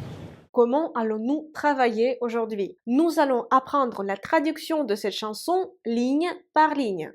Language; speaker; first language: French; non-native, fluent; Russian